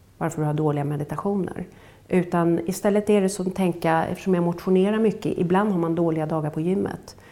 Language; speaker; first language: Swedish; native; Swedish